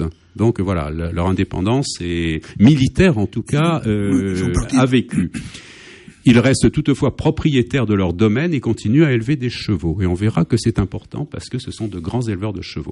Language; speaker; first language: French; native; French